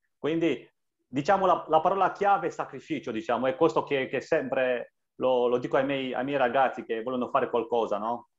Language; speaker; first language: Italian; non-native, fluent; Romanian